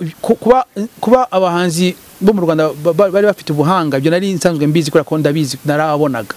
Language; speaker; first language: Kinyarwanda; early bilingual, heritage; Kinyarwanda